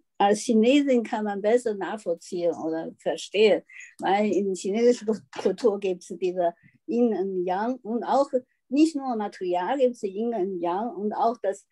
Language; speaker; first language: German; non-native, fluent; Chinese